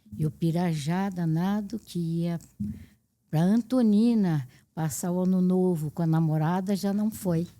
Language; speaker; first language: Portuguese; native; Portuguese